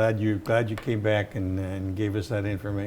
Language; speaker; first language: English; native; English